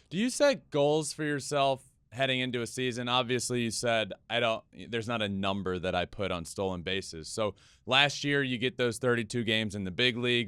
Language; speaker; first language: English; native; English